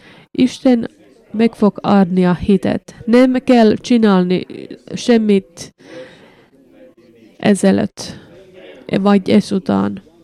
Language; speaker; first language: Hungarian; non-native, learner; Finnish